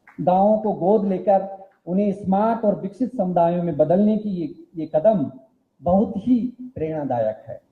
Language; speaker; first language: Hindi; native; Hindi